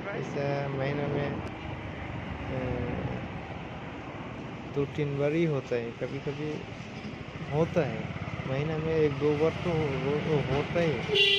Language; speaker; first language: Hindi; non-native, local second language; Bodo